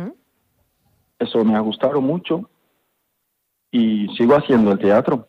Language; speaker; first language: Spanish; non-native, fluent; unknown